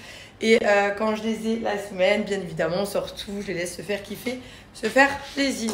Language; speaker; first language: French; native; French